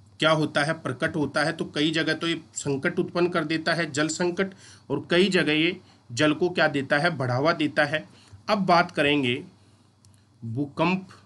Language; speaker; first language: Hindi; native; Hindi